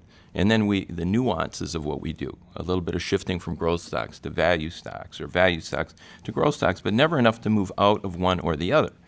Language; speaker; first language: English; native; English